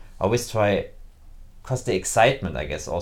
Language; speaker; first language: English; non-native, fluent; German